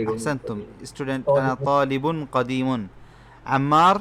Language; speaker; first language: Arabic; non-native, fluent; Bangla